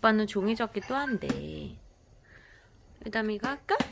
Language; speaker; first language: Korean; native; Korean